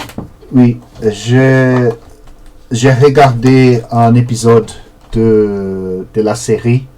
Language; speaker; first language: French; non-native, learner; Portuguese